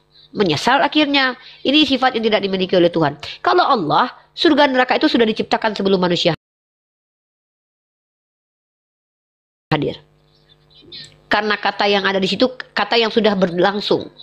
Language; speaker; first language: Indonesian; native; Indonesian